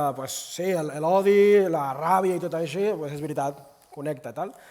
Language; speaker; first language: Catalan; non-native, local second language; Spanish